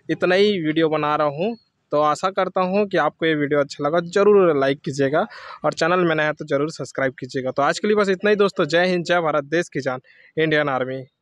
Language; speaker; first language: Hindi; native; Hindi